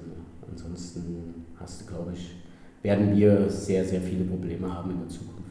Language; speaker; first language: German; native; German